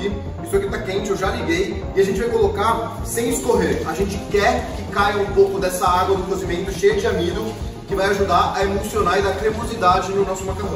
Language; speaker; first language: Portuguese; native; Portuguese